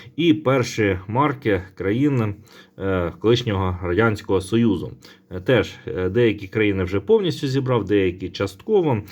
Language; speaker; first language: Ukrainian; non-native, local second language; Russian